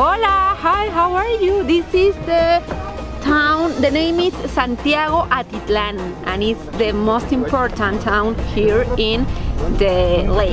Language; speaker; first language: English; non-native, learner; Spanish